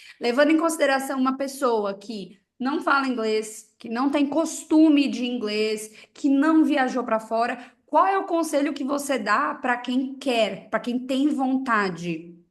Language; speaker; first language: Portuguese; native; Portuguese